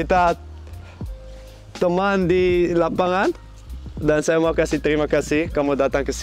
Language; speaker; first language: Indonesian; non-native, fluent; Dutch